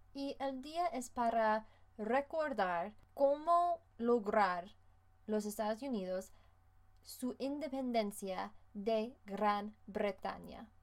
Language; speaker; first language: Spanish; non-native, fluent; English